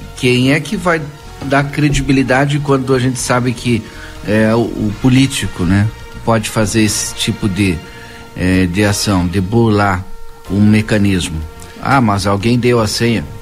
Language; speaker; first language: Portuguese; native; Portuguese